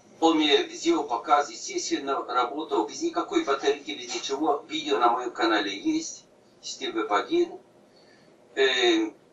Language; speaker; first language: Russian; native; Russian